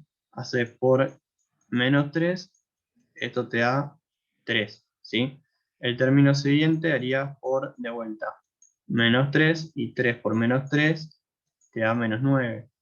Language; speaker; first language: Spanish; native; Spanish